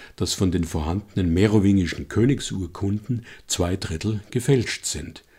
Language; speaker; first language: German; native; German